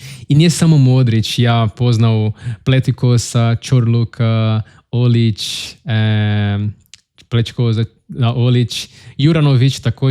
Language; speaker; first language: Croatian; non-native, learner; Portuguese